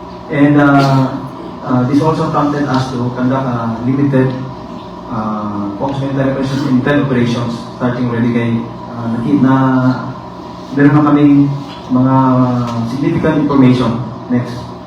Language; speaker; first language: English; non-native, local second language; Cebuano